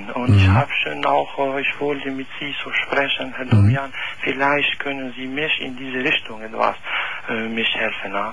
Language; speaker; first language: German; non-native, learner; Albanian